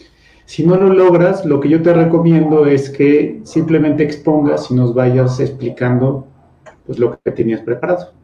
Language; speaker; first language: Spanish; native; Spanish